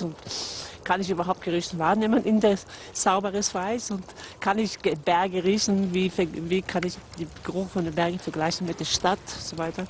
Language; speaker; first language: German; non-native, fluent; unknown